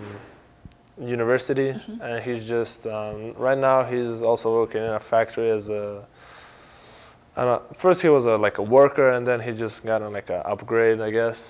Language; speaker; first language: English; non-native, fluent; Slovenian